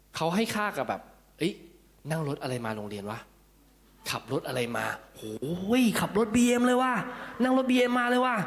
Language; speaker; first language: Thai; early bilingual, heritage; Cantonese